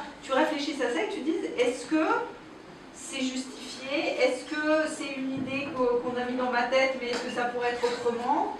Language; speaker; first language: French; native; French